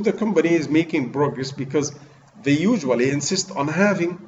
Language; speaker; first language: English; non-native, fluent; Arabic